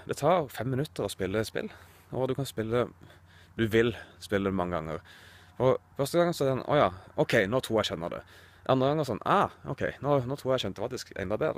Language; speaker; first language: Norwegian; native; Norwegian